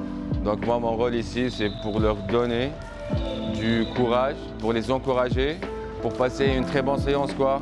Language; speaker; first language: French; non-native, local second language; Arabic